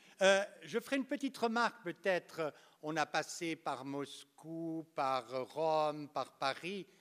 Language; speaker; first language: French; native; French